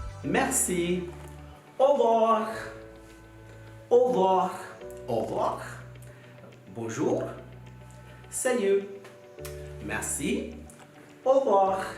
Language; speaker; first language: French; non-native, fluent; Tamil